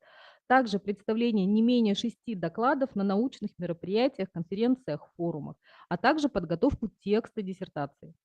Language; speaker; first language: Russian; native; Russian